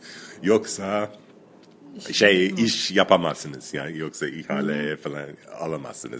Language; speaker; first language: Turkish; non-native, fluent; English